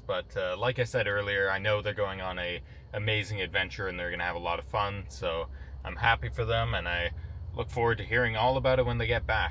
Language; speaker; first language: English; native; English